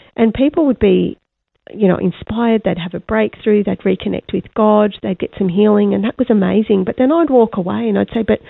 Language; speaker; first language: English; native; English